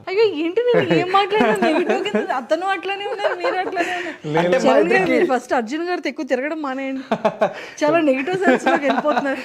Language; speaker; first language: Telugu; native; Telugu